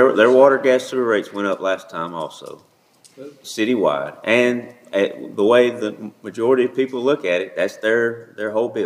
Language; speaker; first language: English; native; English